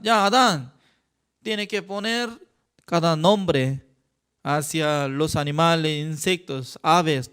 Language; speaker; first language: Spanish; non-native, fluent; Korean